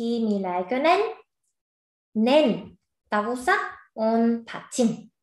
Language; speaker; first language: Finnish; non-native, fluent; Korean